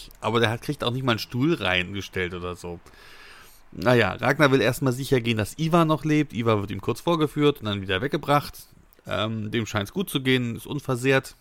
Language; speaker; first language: German; native; German